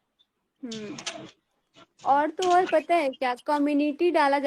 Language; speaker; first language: Hindi; native; Hindi